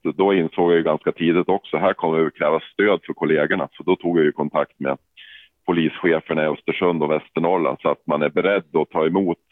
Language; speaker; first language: Swedish; native; Swedish